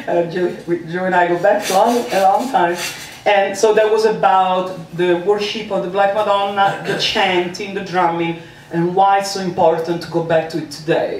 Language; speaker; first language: English; non-native, fluent; Italian